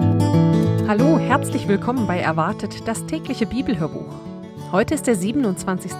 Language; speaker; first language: German; native; German